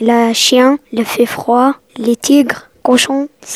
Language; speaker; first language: French; non-native, learner; Arabic